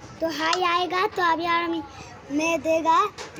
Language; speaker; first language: Hindi; non-native, learner; Bangla